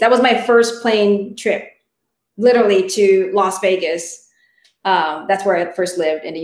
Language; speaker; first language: English; non-native, local second language; Filipino